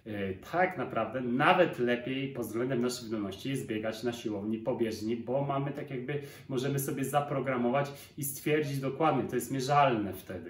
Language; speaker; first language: Polish; native; Polish